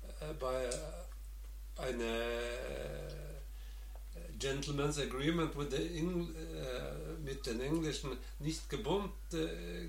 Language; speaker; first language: German; non-native, learner; Norwegian